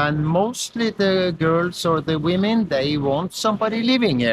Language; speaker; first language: English; non-native, fluent; Norwegian